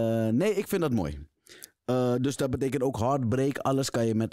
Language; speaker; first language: Dutch; native; Dutch